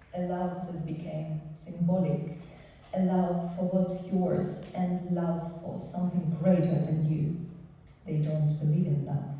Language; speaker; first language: English; non-native, fluent; Ukrainian